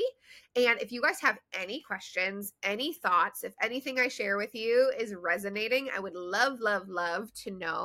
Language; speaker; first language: English; native; English